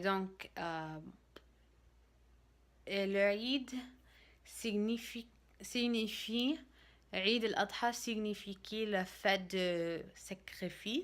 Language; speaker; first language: French; non-native, learner; English